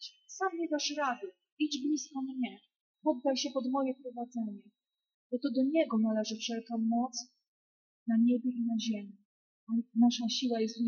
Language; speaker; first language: Polish; native; Polish